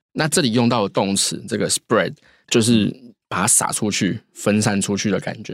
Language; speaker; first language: Chinese; native; Chinese